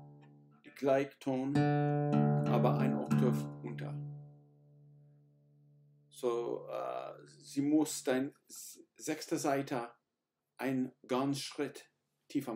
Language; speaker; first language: German; non-native, learner; English